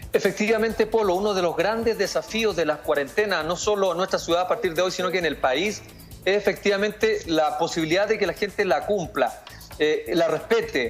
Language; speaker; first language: Spanish; native; Spanish